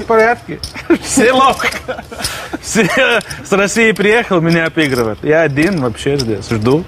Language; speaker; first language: Russian; non-native, learner; Lithuanian